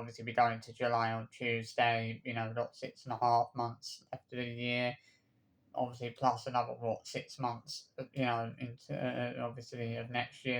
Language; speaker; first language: English; native; English